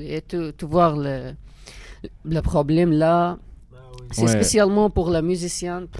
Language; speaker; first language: French; non-native, learner; Arabic